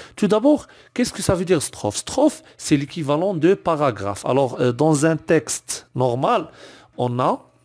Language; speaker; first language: French; non-native, local second language; Arabic